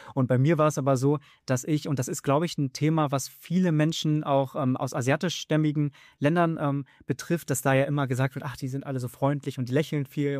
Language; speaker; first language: German; early bilingual, other home language; Vietnamese